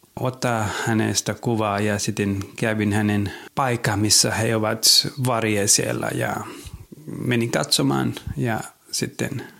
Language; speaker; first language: Finnish; non-native, fluent; Nepali